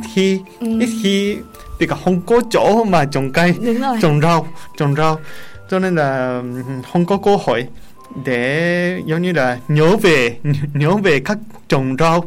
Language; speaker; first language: Vietnamese; non-native, learner; Japanese